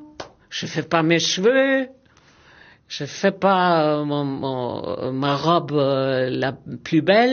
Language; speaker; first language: French; non-native, fluent; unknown